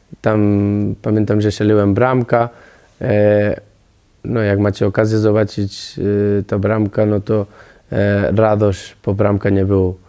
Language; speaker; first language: Polish; non-native, learner; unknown